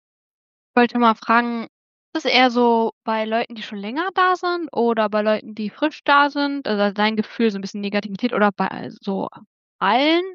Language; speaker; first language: German; native; German